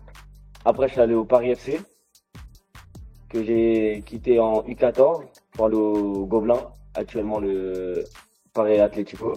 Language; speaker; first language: French; native; French